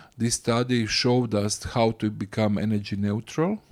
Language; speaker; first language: English; non-native, fluent; Croatian